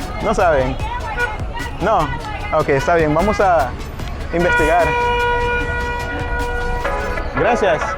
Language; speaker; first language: Spanish; non-native, fluent; English